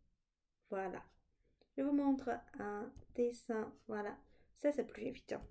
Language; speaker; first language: French; non-native, fluent; Chinese